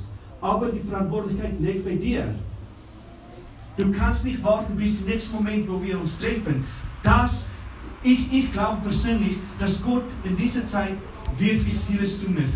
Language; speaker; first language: German; non-native, fluent; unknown